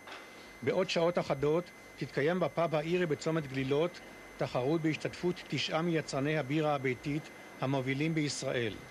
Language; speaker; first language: Hebrew; native; Hebrew